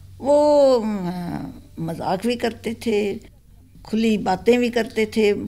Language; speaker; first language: Hindi; non-native, local second language; Punjabi